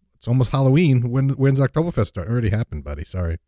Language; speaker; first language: English; native; English